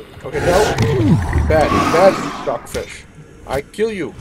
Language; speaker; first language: English; native; English